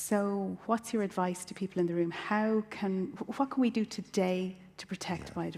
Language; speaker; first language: English; native; English